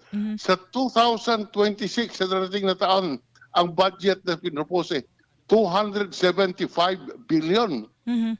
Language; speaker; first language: Filipino; non-native, local second language; Hiligaynon